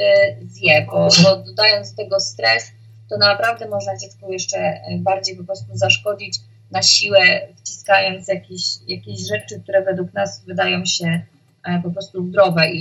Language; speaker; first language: Polish; native; Polish